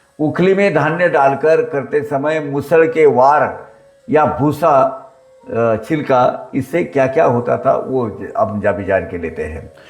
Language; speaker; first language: Hindi; non-native, local second language; Marathi